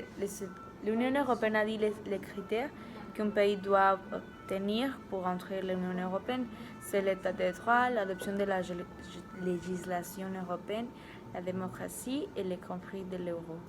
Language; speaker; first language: French; non-native, learner; Spanish